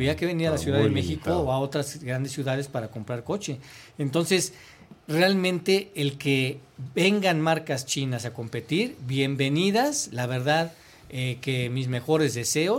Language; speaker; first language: Spanish; native; Spanish